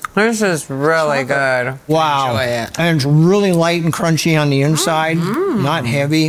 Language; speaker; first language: English; native; English